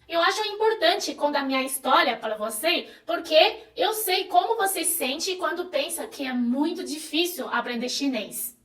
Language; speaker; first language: Portuguese; non-native, fluent; Chinese